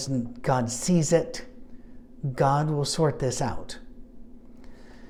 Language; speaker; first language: English; native; English